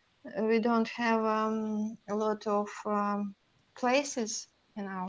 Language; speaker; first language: English; non-native, learner; Russian